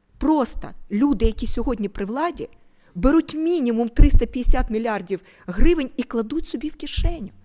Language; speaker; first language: Ukrainian; non-native, local second language; Russian